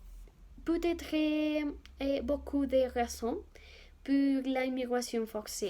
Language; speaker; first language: French; non-native, learner; Spanish